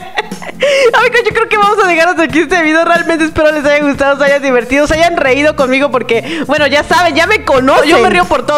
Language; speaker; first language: Spanish; native; Spanish